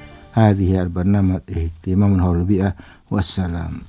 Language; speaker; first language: Arabic; non-native, fluent; Indonesian